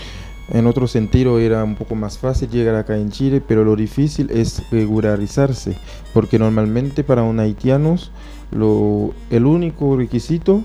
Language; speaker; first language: Spanish; non-native, fluent; Haitian Creole